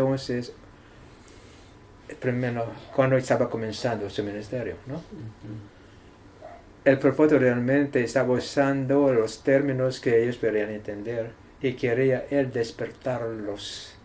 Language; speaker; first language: Spanish; non-native, learner; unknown